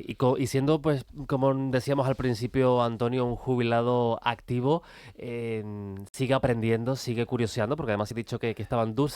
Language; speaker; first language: Spanish; native; Spanish